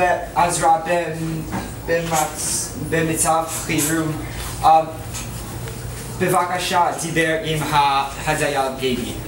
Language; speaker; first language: Hebrew; non-native, learner; English